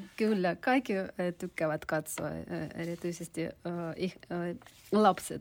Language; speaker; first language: Finnish; non-native, learner; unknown